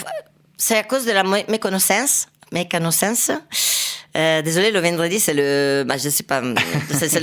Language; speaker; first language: French; non-native, fluent; Italian